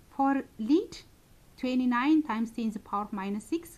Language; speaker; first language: English; non-native, local second language; Amharic